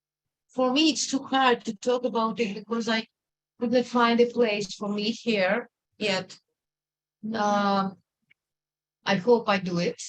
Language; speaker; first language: English; non-native, learner; Russian